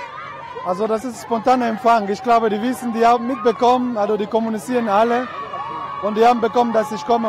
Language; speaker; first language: German; non-native, fluent; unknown